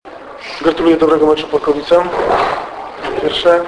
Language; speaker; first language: Polish; native; Polish